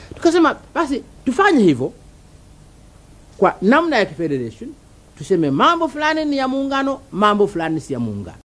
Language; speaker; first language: Swahili; non-native, local second language; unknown